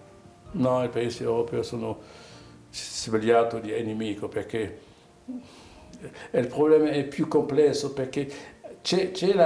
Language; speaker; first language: Italian; non-native, learner; Arabic